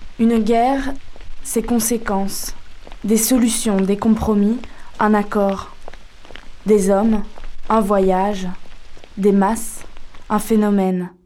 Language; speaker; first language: French; native; French